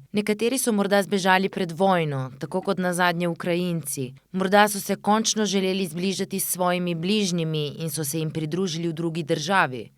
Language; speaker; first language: Slovenian; native; Slovenian